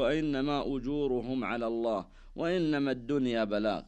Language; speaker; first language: Arabic; native; Arabic